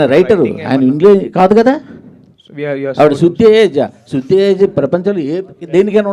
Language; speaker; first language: Telugu; native; Telugu